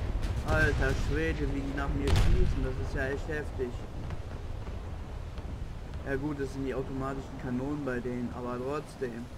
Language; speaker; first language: German; native; German